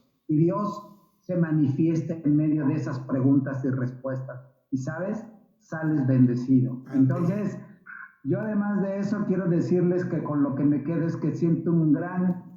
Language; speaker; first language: Spanish; native; Spanish